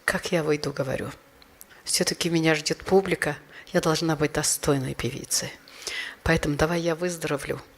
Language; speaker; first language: Russian; non-native, local second language; Uyghur